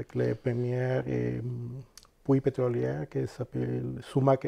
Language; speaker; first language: French; non-native, fluent; Spanish